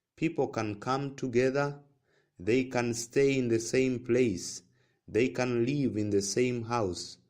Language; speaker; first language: English; non-native, local second language; Swahili